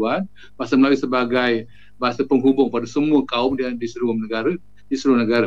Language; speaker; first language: Malay; native; Malay